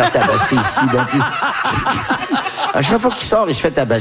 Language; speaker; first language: French; early bilingual, heritage; French